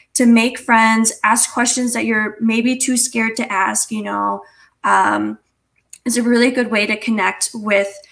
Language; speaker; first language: English; native; English